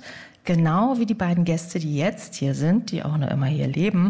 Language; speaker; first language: German; native; German